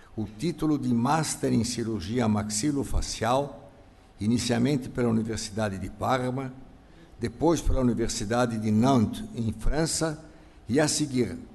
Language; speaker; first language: Portuguese; early bilingual, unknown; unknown